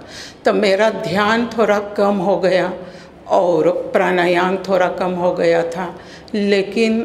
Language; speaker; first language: Hindi; early bilingual, heritage; Caribbean Hindustani